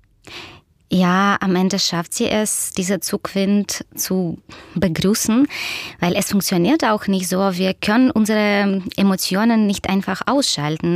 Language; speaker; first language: German; non-native, fluent; Russian